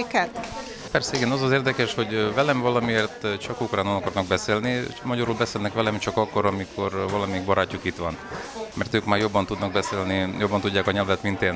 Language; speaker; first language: Hungarian; non-native, learner; Ukrainian